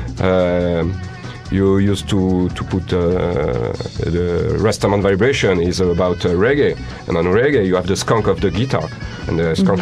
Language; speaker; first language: English; non-native, learner; French